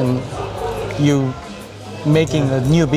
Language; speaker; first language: English; non-native, learner; Japanese